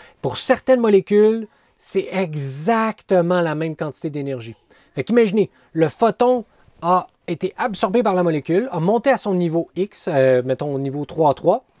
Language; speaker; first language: French; native; French